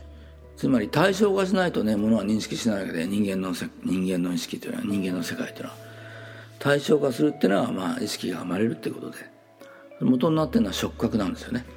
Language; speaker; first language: Japanese; native; Japanese